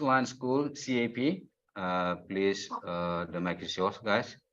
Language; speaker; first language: English; non-native, fluent; Indonesian